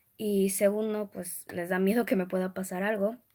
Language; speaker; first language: Spanish; early bilingual, other home language; English